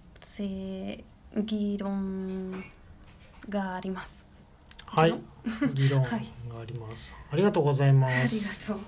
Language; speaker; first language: Japanese; non-native, learner; Spanish